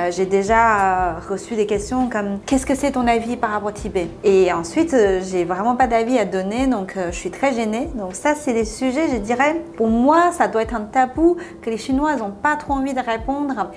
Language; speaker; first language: French; non-native, fluent; Chinese